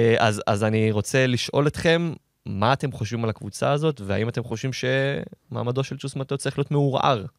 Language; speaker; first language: Hebrew; native; Hebrew